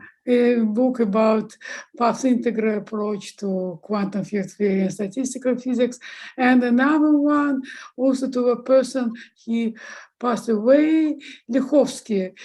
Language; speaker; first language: English; non-native, fluent; Russian